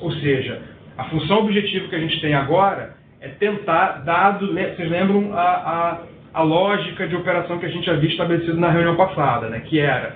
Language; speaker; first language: Portuguese; native; Portuguese